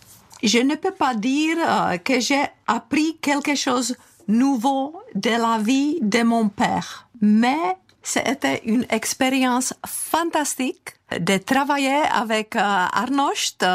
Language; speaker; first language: French; non-native, fluent; Czech